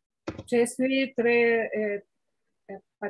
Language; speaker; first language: French; non-native, learner; Spanish